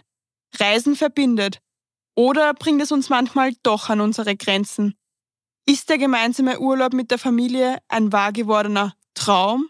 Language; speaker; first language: German; native; German